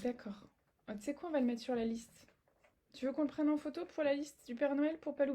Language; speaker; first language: French; native; French